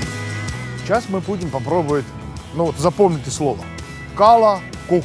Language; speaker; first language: Russian; non-native, fluent; Finnish